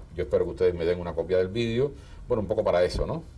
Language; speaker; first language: Spanish; native; Spanish